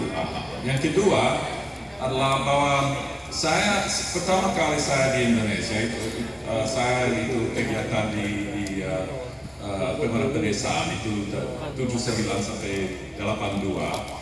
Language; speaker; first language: Indonesian; non-native, fluent; English